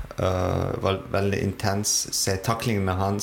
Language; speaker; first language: Norwegian; non-native, fluent; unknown